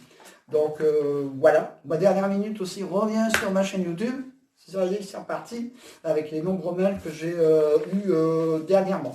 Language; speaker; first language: French; native; French